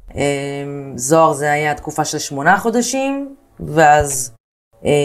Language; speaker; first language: Hebrew; native; Hebrew